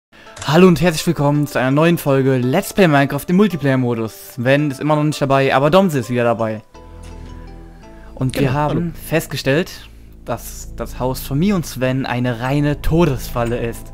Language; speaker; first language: German; native; German